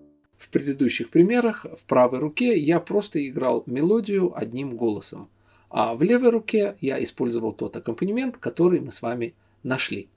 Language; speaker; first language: Russian; native; Russian